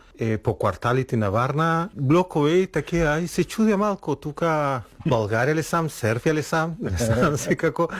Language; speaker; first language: Bulgarian; non-native, fluent; Spanish